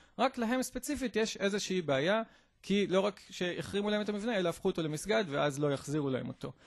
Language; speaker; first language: Hebrew; native; Hebrew